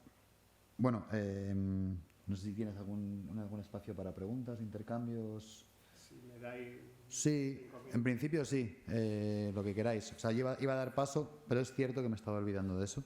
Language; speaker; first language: Spanish; native; Spanish